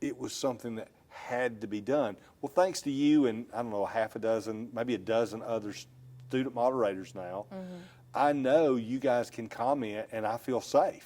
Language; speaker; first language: English; native; English